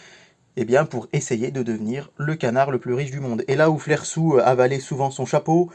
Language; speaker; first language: French; native; French